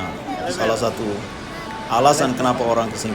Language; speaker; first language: Indonesian; non-native, local second language; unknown